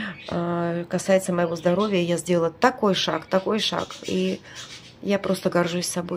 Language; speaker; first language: Russian; native; Russian